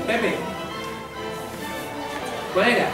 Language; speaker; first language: Spanish; native; Spanish